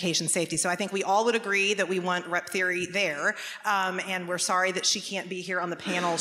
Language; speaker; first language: English; native; English